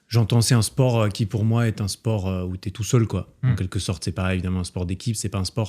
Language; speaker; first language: French; native; French